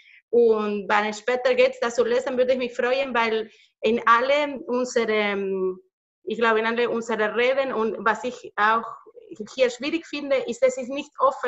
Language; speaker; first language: German; non-native, fluent; Spanish